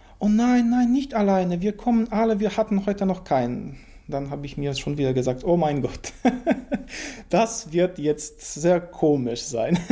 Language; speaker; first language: German; non-native, fluent; Polish